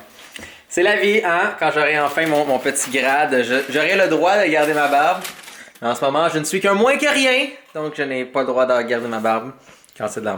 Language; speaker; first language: French; native; French